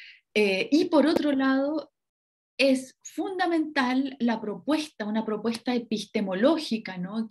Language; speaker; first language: Spanish; native; Spanish